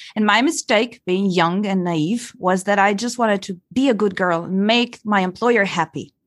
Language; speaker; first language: English; non-native, fluent; Italian